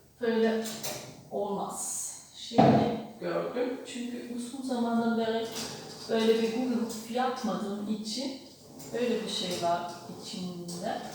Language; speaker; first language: Turkish; non-native, learner; German